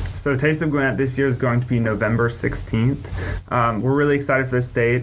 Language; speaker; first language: English; native; English